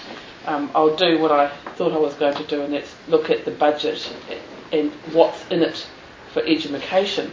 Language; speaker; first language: English; native; English